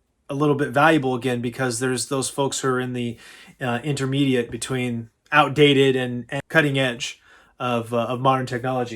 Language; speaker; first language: English; native; English